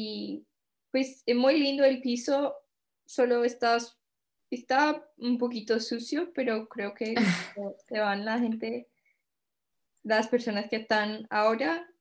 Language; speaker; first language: Spanish; early bilingual, heritage; Spanish